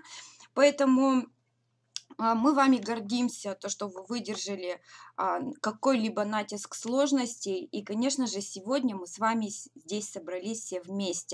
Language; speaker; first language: Russian; native; Russian